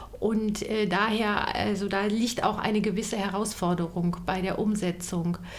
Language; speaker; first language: German; native; German